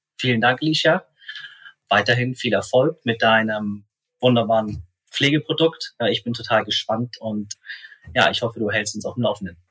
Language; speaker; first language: German; native; German